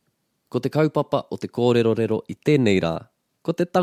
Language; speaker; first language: Māori; non-native, fluent; English